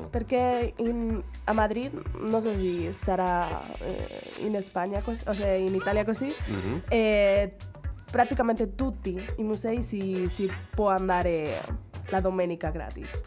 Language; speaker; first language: Italian; non-native, fluent; Spanish